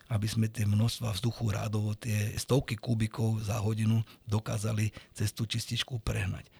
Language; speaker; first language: Slovak; native; Slovak